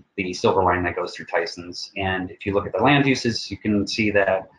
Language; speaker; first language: English; native; English